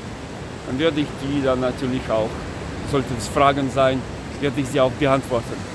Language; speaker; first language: German; non-native, fluent; Russian